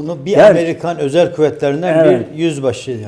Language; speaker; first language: Turkish; native; Turkish